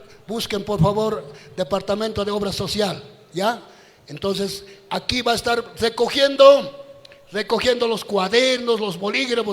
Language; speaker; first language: Spanish; native; Spanish